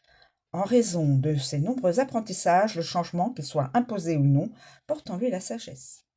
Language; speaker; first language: French; native; French